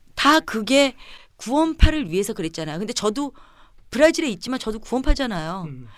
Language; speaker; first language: Korean; early bilingual, heritage; Korean